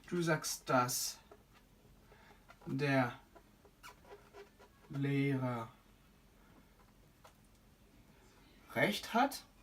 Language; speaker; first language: German; non-native, fluent; French